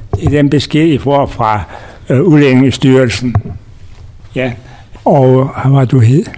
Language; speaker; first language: Danish; native; Danish